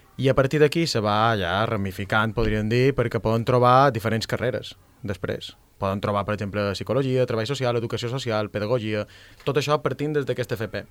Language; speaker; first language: Catalan; native; Catalan